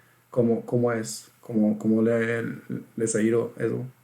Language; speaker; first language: Spanish; non-native, fluent; German